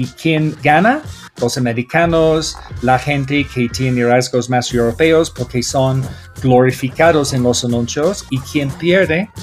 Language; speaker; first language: Spanish; non-native, learner; English